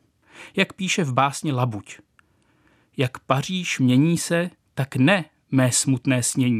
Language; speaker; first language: Czech; native; Czech